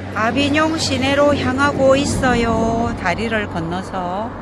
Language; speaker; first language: Korean; native; Korean